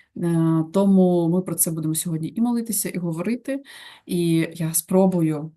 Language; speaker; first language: Ukrainian; non-native, local second language; Russian